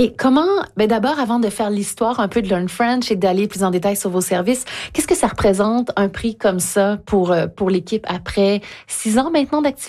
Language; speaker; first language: French; native; French